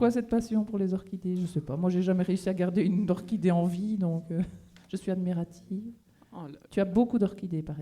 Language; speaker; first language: French; native; French